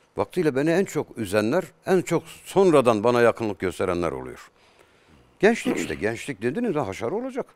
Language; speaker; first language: Turkish; native; Turkish